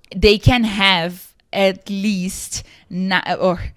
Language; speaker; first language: English; non-native, fluent; Portuguese